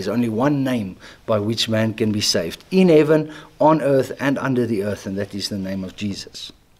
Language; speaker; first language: English; non-native, local second language; Afrikaans